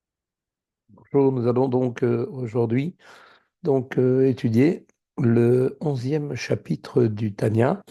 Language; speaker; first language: French; native; French